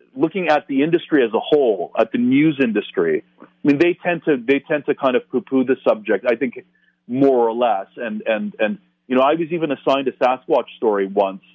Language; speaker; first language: English; native; English